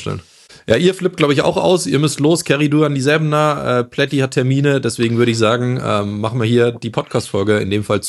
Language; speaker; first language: German; native; German